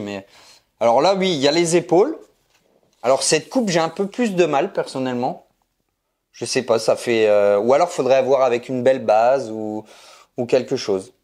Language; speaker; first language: French; native; French